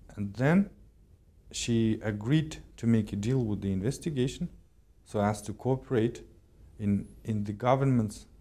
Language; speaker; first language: English; non-native, fluent; Kazakh